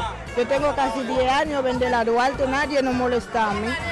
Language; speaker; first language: Spanish; non-native, learner; Haitian Creole